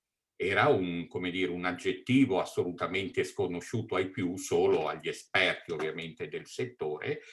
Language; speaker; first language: Italian; native; Italian